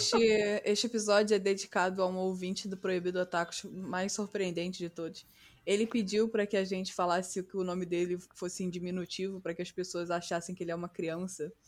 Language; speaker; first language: Portuguese; native; Portuguese